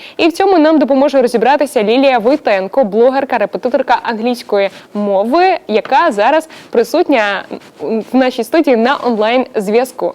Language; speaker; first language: Ukrainian; native; Ukrainian